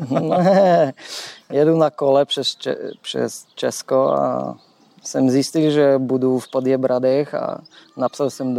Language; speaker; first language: Czech; non-native, learner; Polish